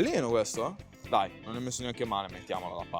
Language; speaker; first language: Italian; native; Italian